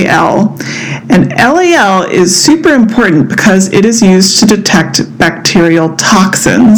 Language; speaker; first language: English; native; English